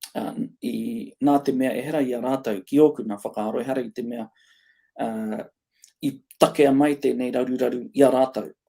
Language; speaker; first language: Māori; non-native, local second language; English